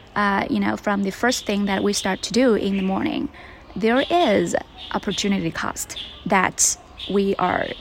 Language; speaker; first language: English; non-native, fluent; Chinese